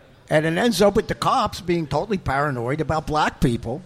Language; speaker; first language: English; native; English